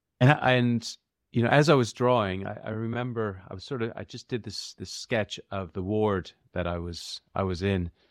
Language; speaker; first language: English; native; English